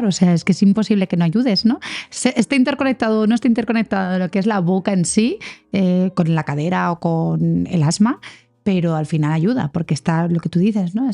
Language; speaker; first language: Spanish; native; Spanish